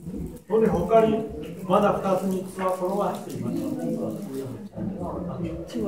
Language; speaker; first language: Japanese; native; Japanese